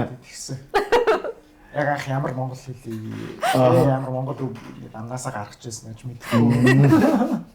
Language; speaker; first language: Mongolian; non-native, fluent; Japanese